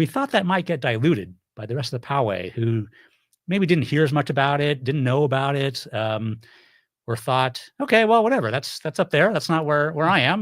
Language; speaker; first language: English; native; English